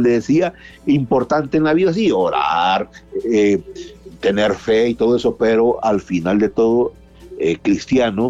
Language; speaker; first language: Spanish; native; Spanish